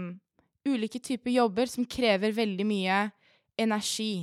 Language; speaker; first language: Norwegian; early bilingual, other home language; Persian